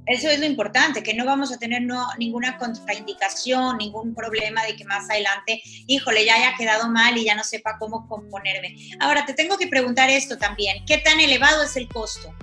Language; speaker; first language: Spanish; native; Spanish